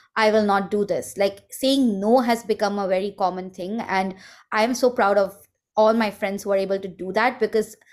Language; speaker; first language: English; non-native, local second language; Hindi